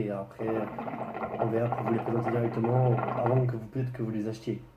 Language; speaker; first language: French; native; French